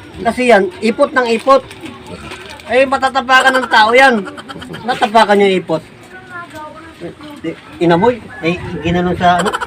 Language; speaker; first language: Filipino; native; Filipino